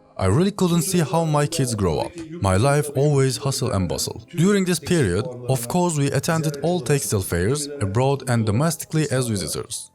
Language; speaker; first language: English; non-native, fluent; Turkish